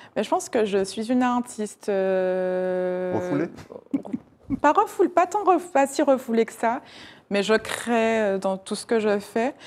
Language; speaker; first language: French; native; French